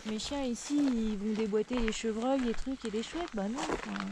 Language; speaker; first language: French; native; French